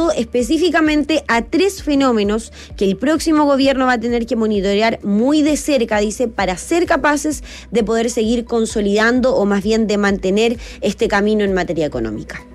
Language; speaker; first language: Spanish; native; Spanish